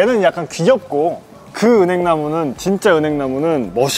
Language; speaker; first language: Korean; native; Korean